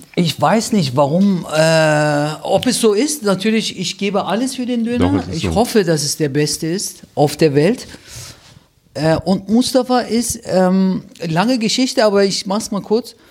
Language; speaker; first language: German; early bilingual, other home language; Turkish